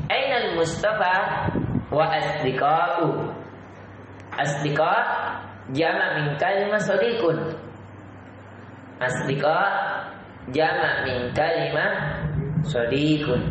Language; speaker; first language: Arabic; non-native, fluent; Indonesian